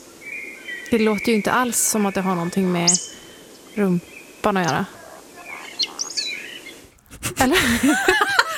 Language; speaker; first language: Swedish; native; Swedish